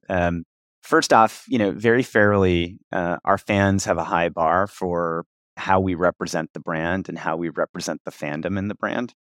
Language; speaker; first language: English; native; English